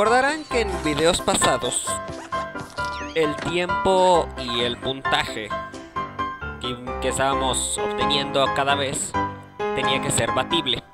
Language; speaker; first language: Spanish; native; Spanish